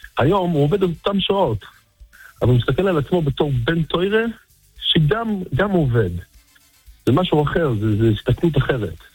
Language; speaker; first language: Hebrew; non-native, fluent; English